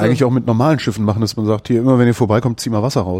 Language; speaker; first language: German; native; German